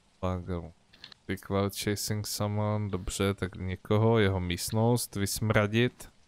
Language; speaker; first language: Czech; native; Czech